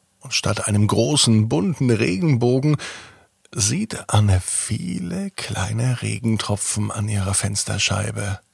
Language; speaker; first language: German; native; German